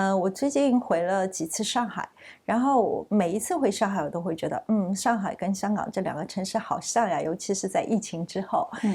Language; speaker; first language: Chinese; native; Chinese